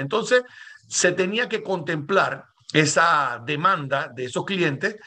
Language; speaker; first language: Spanish; native; Spanish